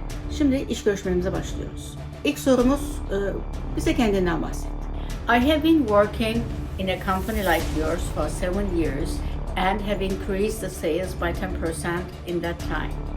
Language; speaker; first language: English; non-native, fluent; Turkish